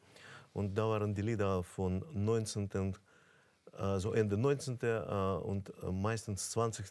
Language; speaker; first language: German; non-native, fluent; Russian